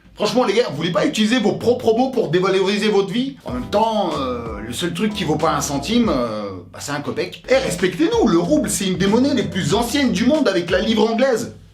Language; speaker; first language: French; early bilingual, other home language; Russian